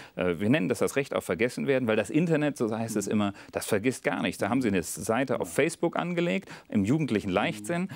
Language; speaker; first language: German; native; German